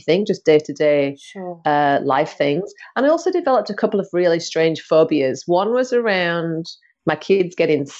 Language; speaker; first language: English; native; English